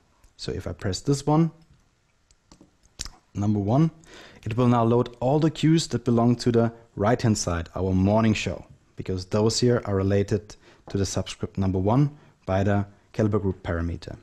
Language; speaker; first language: English; non-native, fluent; German